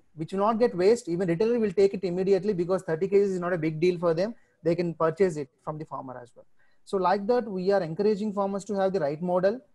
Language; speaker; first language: English; non-native, local second language; Telugu